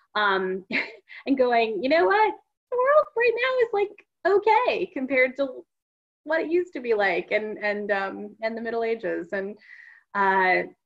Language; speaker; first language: English; native; English